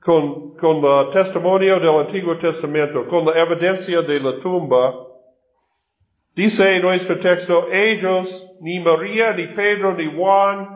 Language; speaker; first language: Spanish; non-native, learner; English